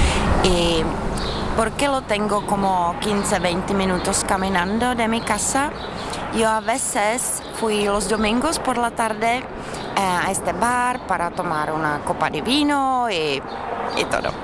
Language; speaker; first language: Spanish; non-native, fluent; Czech